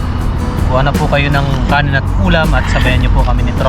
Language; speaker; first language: Filipino; native; Filipino